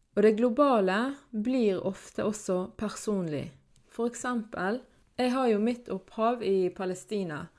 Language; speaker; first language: Norwegian; early bilingual, other home language; Arabic